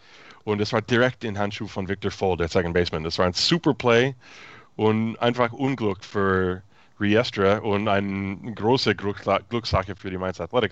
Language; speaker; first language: German; non-native, fluent; English